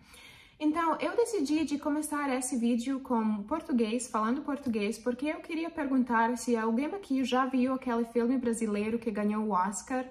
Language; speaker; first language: Portuguese; non-native, fluent; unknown